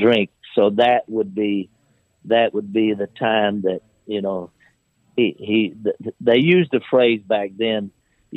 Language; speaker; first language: English; native; English